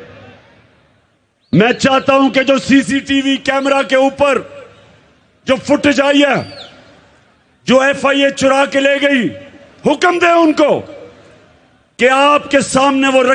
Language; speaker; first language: Urdu; native; Urdu